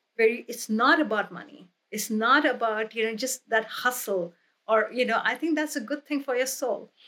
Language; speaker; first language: English; non-native, local second language; Hindi